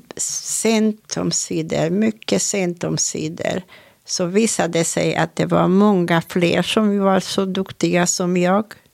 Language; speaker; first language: Swedish; non-native, fluent; Hungarian